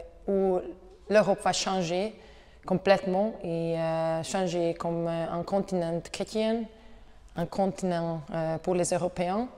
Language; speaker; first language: French; non-native, learner; Hungarian